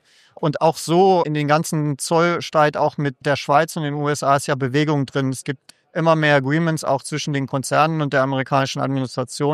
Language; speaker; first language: German; native; German